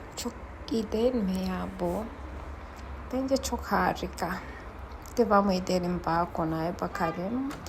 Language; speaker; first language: Turkish; non-native, fluent; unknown